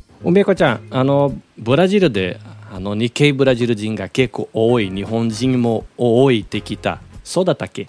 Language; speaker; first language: Japanese; non-native, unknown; Portuguese